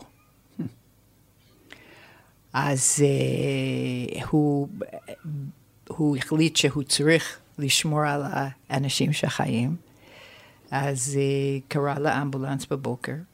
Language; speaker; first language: Hebrew; non-native, fluent; English